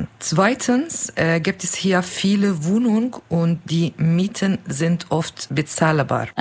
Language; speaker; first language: German; non-native, learner; Kurdish